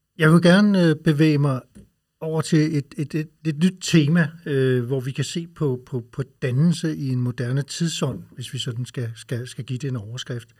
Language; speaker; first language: Danish; native; Danish